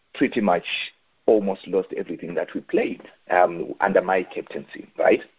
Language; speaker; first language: English; non-native, local second language; Shona